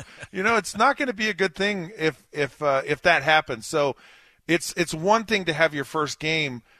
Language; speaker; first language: English; native; English